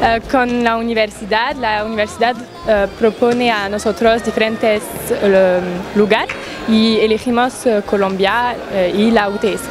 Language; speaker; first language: Spanish; non-native, learner; French